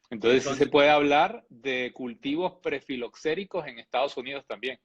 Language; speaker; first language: Spanish; native; Spanish